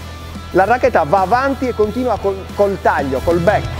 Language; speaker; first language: Italian; native; Italian